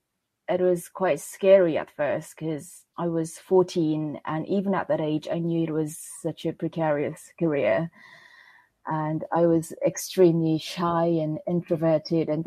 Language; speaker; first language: English; non-native, fluent; Korean